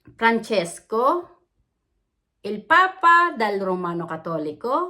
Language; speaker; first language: Italian; non-native, learner; Filipino